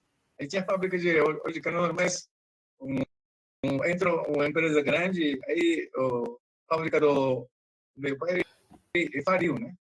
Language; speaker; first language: Portuguese; non-native, learner; Japanese